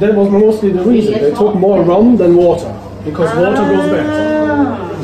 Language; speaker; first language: English; non-native, fluent; German